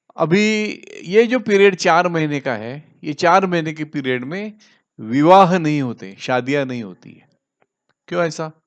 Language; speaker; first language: Hindi; non-native, local second language; Marathi